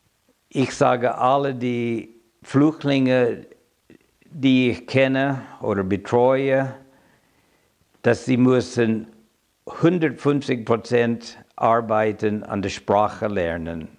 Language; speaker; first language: German; non-native, fluent; English